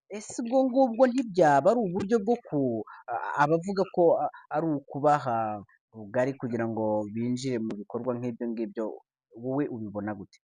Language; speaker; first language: Kinyarwanda; native; Kinyarwanda